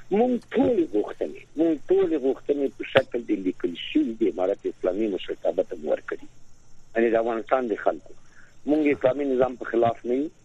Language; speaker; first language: Pashto; native; Pashto